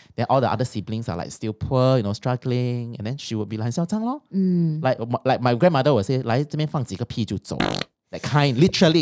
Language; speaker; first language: English; non-native, local second language; Chinese